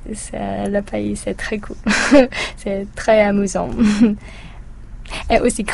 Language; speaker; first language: French; non-native, learner; English